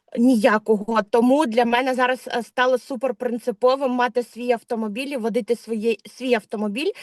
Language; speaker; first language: Ukrainian; non-native, local second language; Russian